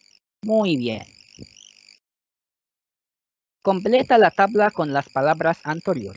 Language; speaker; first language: Spanish; non-native, fluent; Arabic